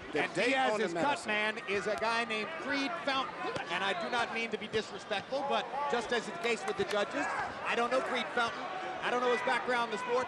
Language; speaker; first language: English; native; English